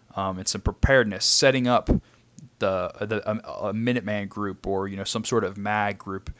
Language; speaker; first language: English; native; English